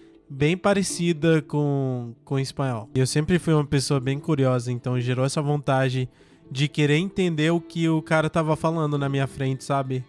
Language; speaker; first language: Portuguese; non-native, fluent; English